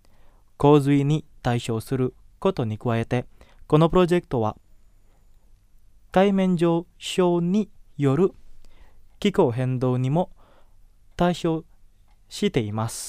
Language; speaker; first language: Japanese; non-native, fluent; Indonesian